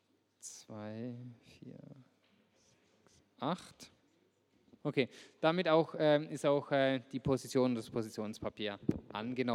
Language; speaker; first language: German; native; German